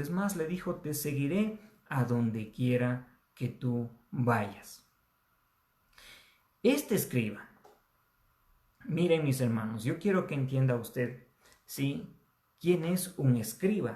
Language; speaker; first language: Spanish; native; Spanish